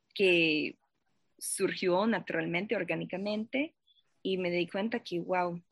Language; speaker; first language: Spanish; non-native, fluent; English